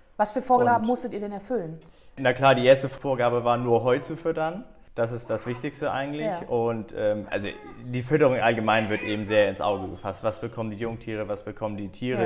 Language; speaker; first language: German; native; German